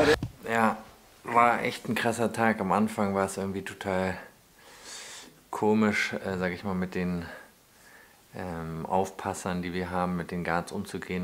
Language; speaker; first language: German; native; German